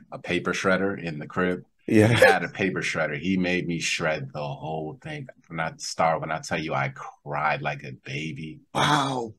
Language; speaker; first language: English; native; English